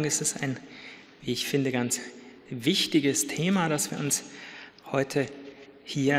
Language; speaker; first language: German; native; German